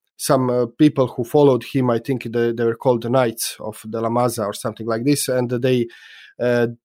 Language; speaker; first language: English; non-native, fluent; Croatian